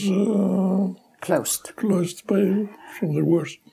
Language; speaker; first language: English; non-native, fluent; Greek